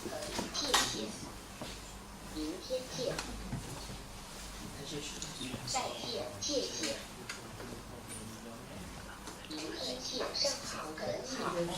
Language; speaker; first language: Chinese; non-native, learner; French